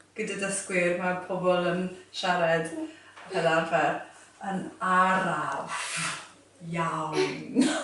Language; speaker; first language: Welsh; non-native, learner; English